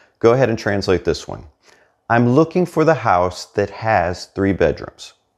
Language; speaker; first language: English; native; English